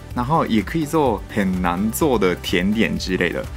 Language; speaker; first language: Chinese; non-native, fluent; Japanese